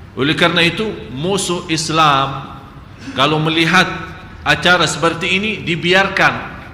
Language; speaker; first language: Malay; non-native, fluent; Arabic